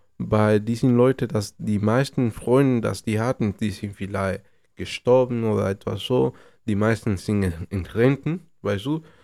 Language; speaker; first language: German; non-native, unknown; Spanish